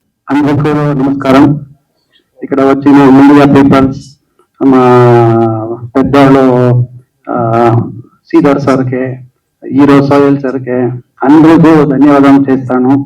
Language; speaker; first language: Telugu; non-native, learner; Kannada